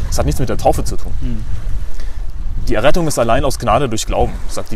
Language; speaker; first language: German; native; German